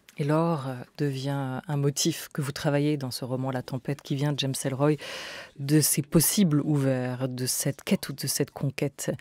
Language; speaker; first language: French; native; French